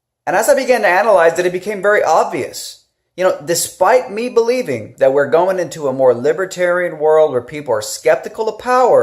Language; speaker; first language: English; native; English